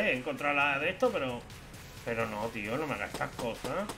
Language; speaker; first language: Spanish; native; Spanish